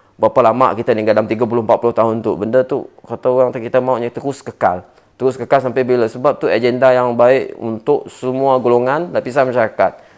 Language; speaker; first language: Malay; native; Malay